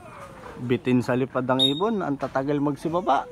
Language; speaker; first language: Filipino; native; Filipino